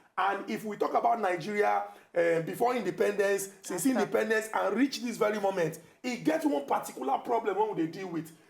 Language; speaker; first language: Nigerian Pidgin; non-native, local second language; Igbo